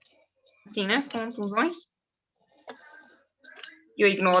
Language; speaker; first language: Portuguese; non-native, fluent; German